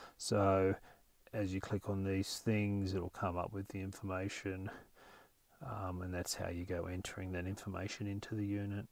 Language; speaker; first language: English; native; English